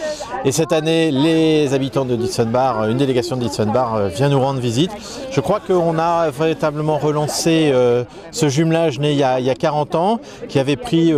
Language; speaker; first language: French; native; French